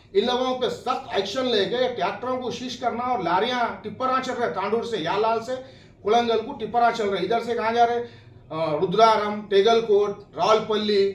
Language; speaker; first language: Hindi; non-native, local second language; Urdu